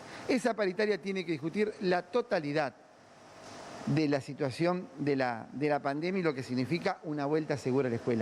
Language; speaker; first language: Spanish; native; Spanish